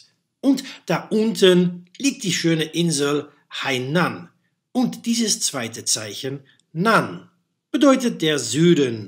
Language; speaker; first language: German; non-native, fluent; Dutch